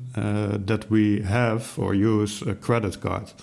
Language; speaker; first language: English; non-native, fluent; Dutch